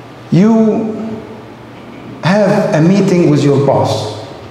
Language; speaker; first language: English; non-native, fluent; Arabic